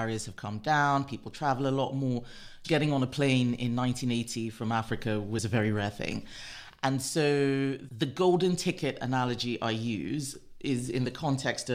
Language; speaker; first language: English; non-native, local second language; Yoruba